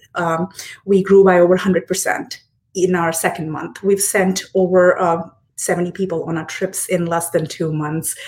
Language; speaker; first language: English; non-native, local second language; Hindi